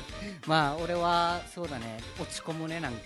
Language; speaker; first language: Japanese; native; Japanese